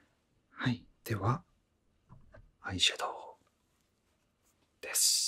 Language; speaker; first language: Japanese; non-native, fluent; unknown